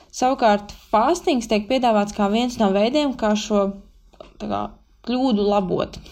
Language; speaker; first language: Latvian; native; Latvian